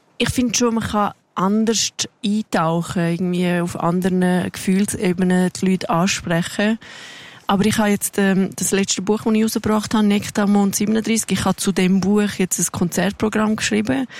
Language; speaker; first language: German; non-native, local second language; Romansh